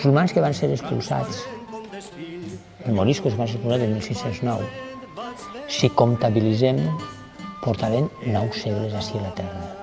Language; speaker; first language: Catalan; native; Catalan